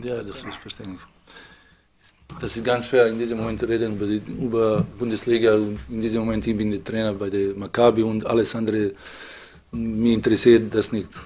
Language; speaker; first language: German; non-native, fluent; Serbian